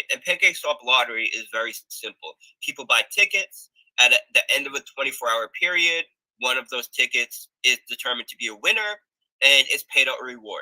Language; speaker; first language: English; native; English